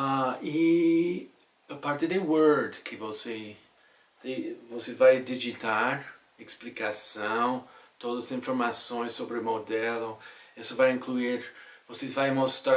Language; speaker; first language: Portuguese; non-native, fluent; English